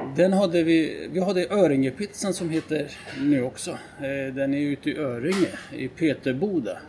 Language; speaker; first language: Swedish; non-native, fluent; Kurdish